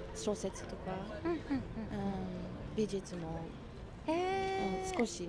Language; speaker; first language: Japanese; non-native, learner; English